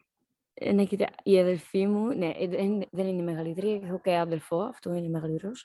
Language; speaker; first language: Greek; early bilingual, heritage; Dutch